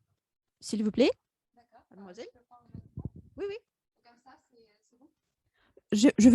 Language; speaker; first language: French; non-native, fluent; Russian